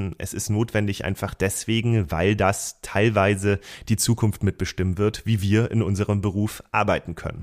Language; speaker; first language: German; native; German